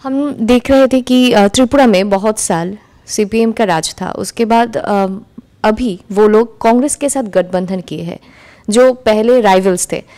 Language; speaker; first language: Hindi; non-native, local second language; Bangla